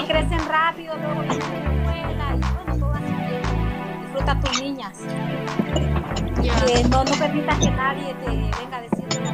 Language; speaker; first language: Spanish; native; Spanish